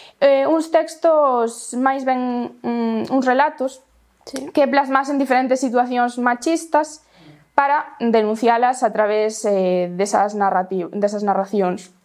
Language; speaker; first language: Galician; non-native, local second language; Spanish